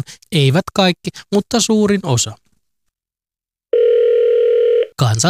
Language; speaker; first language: Finnish; native; Finnish